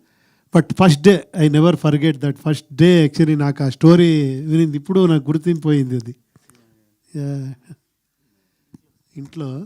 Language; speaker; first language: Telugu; non-native, fluent; Kannada